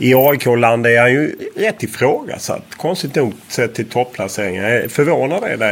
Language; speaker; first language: Swedish; native; Swedish